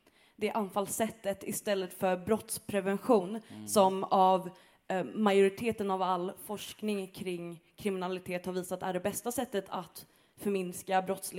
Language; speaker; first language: Swedish; early bilingual, other home language; Kurdish